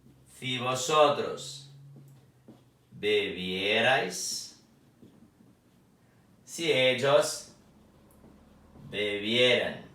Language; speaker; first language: Spanish; non-native, fluent; Portuguese